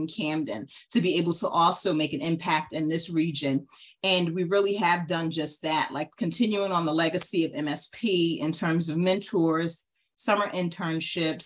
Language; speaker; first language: English; native; English